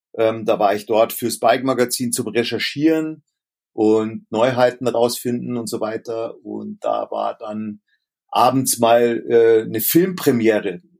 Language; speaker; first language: German; native; German